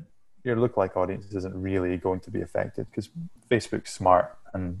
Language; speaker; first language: English; native; English